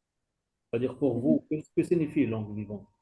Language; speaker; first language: French; non-native, local second language; Arabic